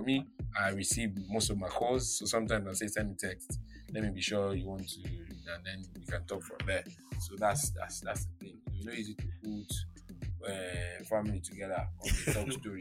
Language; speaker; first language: English; non-native, local second language; Yoruba